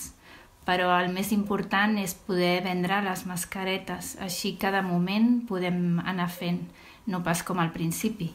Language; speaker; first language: Catalan; native; Catalan